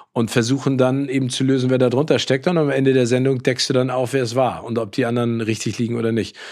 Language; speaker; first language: German; native; German